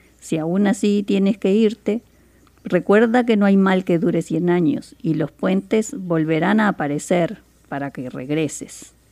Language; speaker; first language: Spanish; native; Spanish